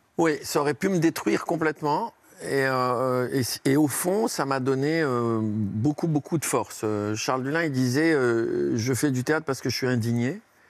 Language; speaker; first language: French; early bilingual, heritage; French